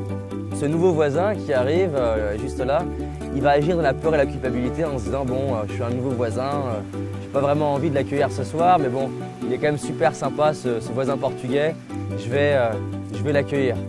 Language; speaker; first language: French; native; French